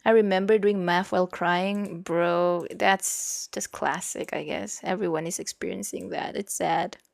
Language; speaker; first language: English; non-native, local second language; Malay